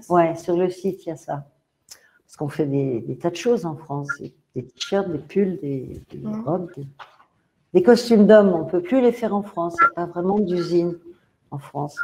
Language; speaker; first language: French; native; French